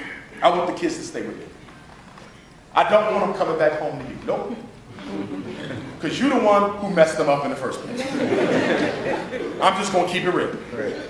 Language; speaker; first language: English; native; English